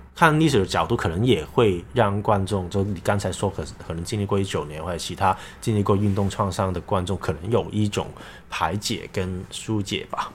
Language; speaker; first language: Chinese; non-native, local second language; Cantonese